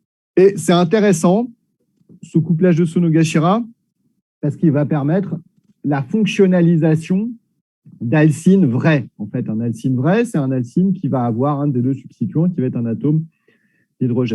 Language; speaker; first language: French; native; French